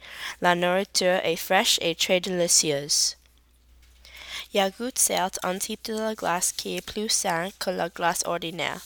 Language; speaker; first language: French; non-native, learner; English